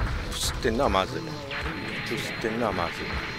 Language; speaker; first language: Japanese; native; Japanese